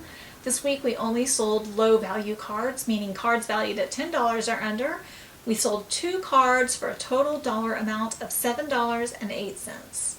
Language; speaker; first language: English; native; English